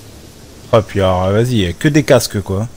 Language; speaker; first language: French; native; French